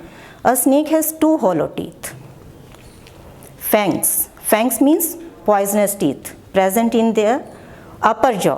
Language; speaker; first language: English; non-native, local second language; Gujarati